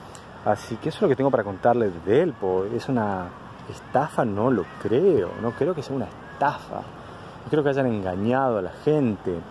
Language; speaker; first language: Spanish; native; Spanish